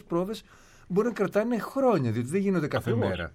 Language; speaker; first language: Greek; native; Greek